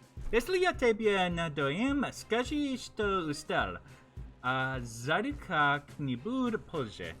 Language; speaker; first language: Russian; non-native, learner; English